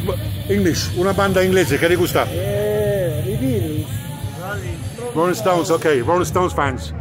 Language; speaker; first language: Spanish; non-native, learner; English